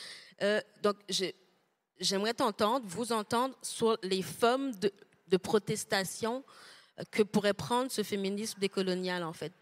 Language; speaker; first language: French; native; French